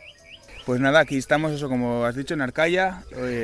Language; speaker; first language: Spanish; native; Spanish